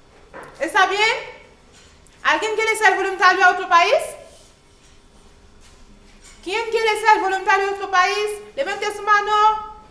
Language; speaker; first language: Spanish; non-native, learner; Haitian Creole